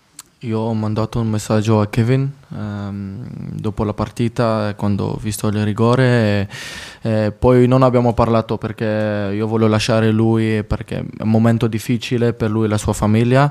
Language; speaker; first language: Italian; non-native, fluent; French